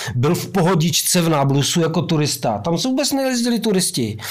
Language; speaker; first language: Czech; native; Czech